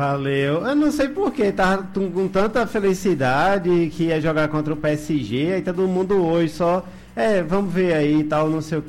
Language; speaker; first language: Portuguese; native; Portuguese